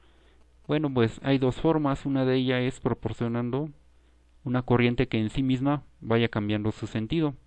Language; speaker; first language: Spanish; native; Spanish